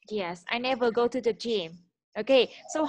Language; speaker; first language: English; non-native, fluent; Vietnamese